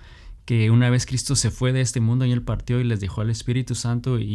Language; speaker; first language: Spanish; native; Spanish